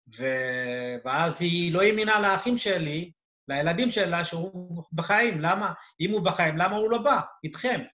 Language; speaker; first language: Hebrew; early bilingual, other home language; Amharic